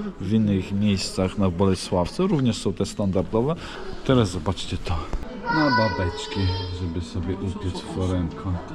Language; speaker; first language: Polish; non-native, fluent; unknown